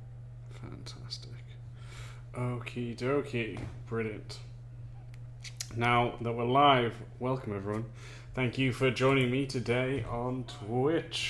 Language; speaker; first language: English; native; English